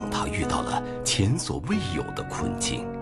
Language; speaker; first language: Chinese; native; Chinese